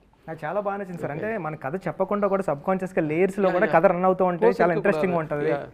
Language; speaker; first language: Telugu; native; Telugu